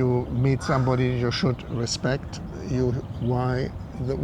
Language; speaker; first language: English; non-native, fluent; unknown